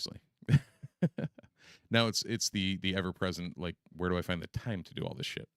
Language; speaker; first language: English; native; English